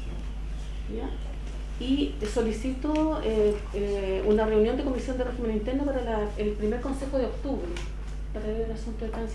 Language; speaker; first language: Spanish; native; Spanish